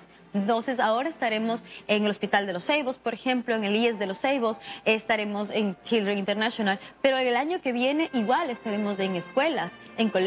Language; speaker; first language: Spanish; native; Spanish